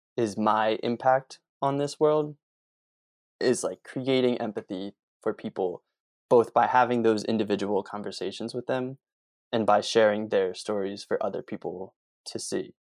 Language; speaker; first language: English; native; English